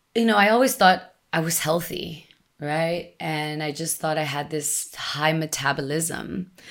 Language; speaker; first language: English; early bilingual, other home language; Spanish